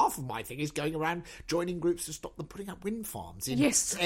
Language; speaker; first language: English; native; English